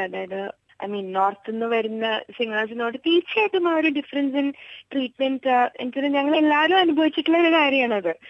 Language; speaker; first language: Malayalam; early bilingual, heritage; Malayalam